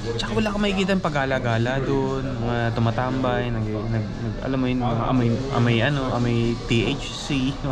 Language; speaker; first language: Filipino; native; Filipino